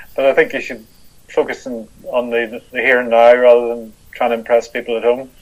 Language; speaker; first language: English; native; English